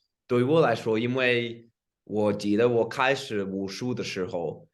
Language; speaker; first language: Chinese; non-native, fluent; English